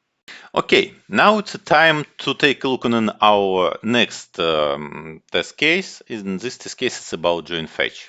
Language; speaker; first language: English; non-native, fluent; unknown